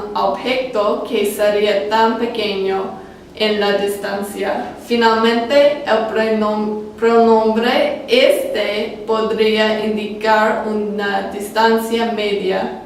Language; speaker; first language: Spanish; non-native, learner; English